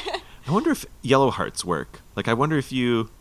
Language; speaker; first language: English; native; English